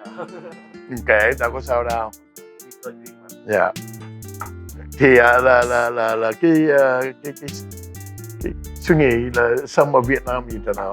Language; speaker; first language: Vietnamese; early bilingual, heritage; English